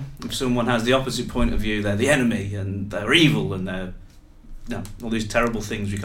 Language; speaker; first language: English; native; English